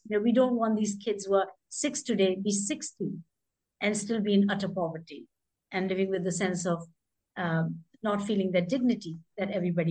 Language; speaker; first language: English; non-native, local second language; Hindi